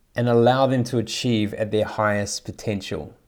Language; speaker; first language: English; native; English